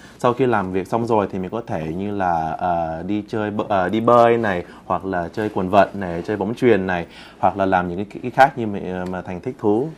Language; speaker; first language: Vietnamese; early bilingual, heritage; Vietnamese